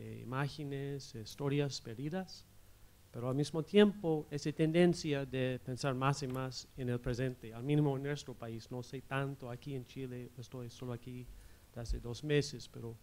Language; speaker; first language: Spanish; non-native, fluent; English